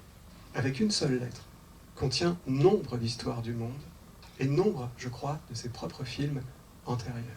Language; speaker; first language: French; native; French